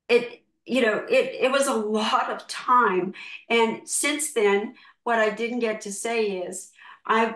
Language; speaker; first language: English; native; English